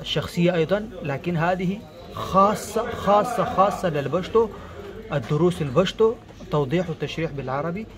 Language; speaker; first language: Arabic; non-native, fluent; Pashto